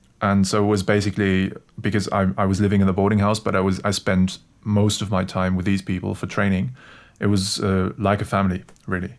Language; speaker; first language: English; non-native, fluent; German